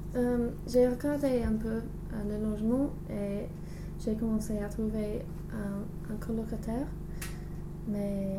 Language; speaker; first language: French; non-native, learner; English